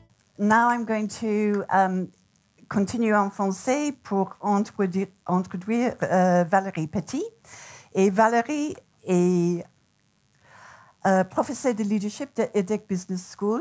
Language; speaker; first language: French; non-native, fluent; English